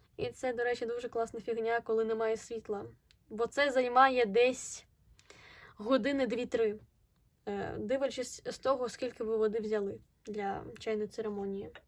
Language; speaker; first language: Ukrainian; non-native, local second language; Russian